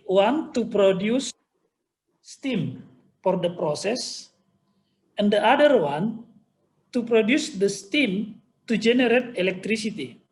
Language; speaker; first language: English; non-native, fluent; Indonesian